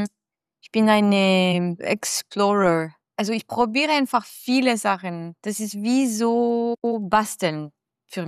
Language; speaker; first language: German; non-native, fluent; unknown